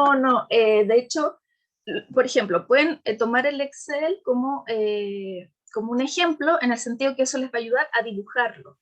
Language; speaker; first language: Spanish; native; Spanish